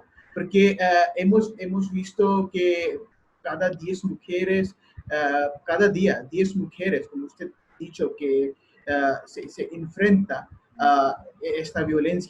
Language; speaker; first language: Spanish; non-native, learner; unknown